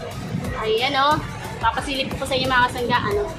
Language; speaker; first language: Filipino; native; Filipino